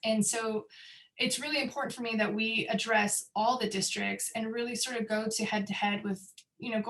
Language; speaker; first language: English; native; English